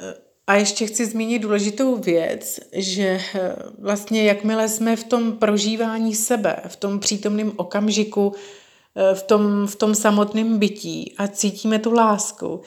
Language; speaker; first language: Czech; native; Czech